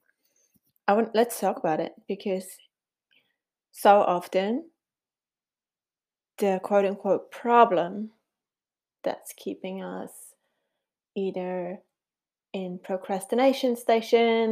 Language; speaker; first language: English; non-native, fluent; Swiss German